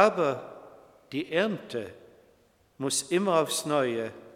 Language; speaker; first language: German; non-native, fluent; Swedish